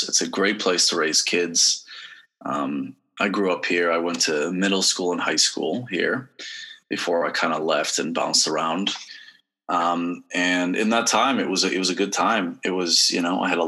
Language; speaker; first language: English; native; English